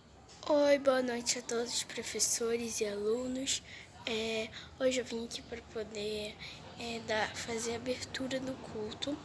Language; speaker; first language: Portuguese; native; Portuguese